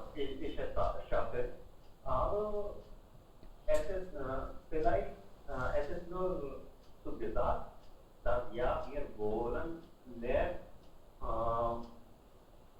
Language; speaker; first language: German; non-native, learner; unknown